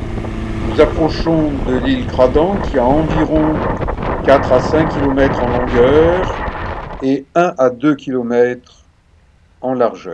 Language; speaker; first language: French; native; French